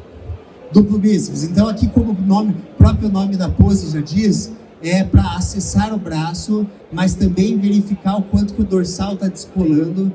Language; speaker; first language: Portuguese; native; Portuguese